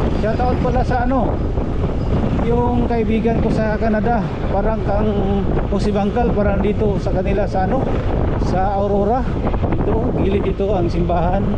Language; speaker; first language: Filipino; non-native, local second language; Cebuano